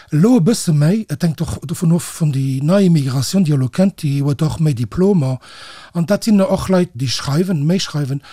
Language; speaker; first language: Luxembourgish; early bilingual, other home language; Portuguese